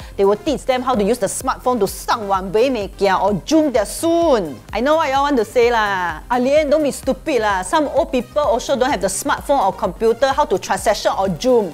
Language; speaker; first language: English; non-native, local second language; Chinese